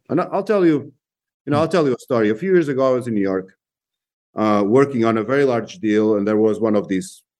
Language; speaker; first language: English; non-native, fluent; Portuguese